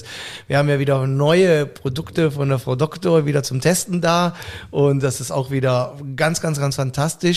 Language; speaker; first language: German; native; German